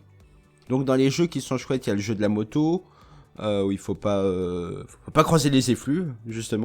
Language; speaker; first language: French; native; French